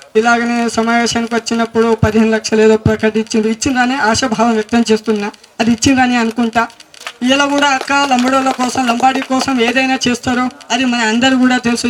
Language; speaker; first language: Telugu; non-native, local second language; Lambadi